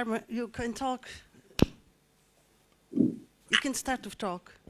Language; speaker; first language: English; non-native, learner; Portuguese